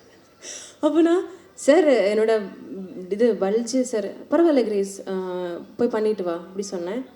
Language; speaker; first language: Tamil; non-native, learner; Malayalam